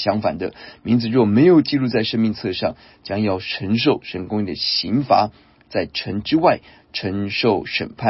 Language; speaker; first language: Chinese; native; Chinese